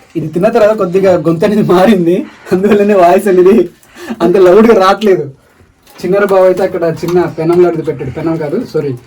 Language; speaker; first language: Telugu; non-native, local second language; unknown